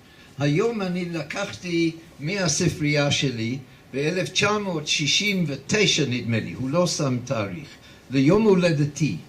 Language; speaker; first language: Hebrew; non-native, fluent; English